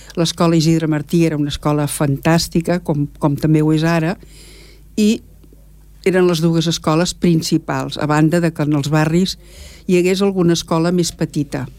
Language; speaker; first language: Catalan; native; Catalan